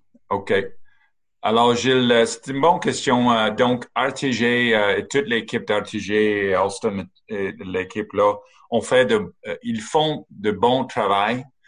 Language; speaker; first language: French; non-native, learner; English